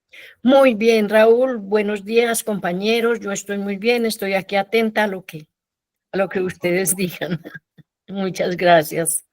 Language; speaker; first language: Spanish; native; Spanish